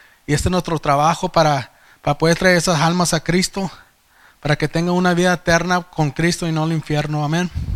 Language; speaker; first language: Spanish; early bilingual, heritage; Spanish